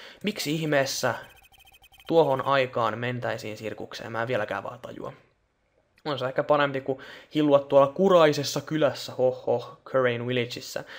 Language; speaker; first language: Finnish; native; Finnish